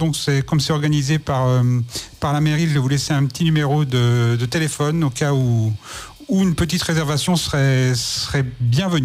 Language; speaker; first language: French; native; French